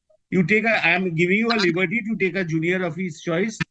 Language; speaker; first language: English; non-native, local second language; Bangla